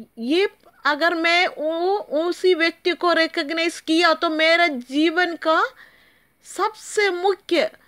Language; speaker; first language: Hindi; non-native, local second language; Malayalam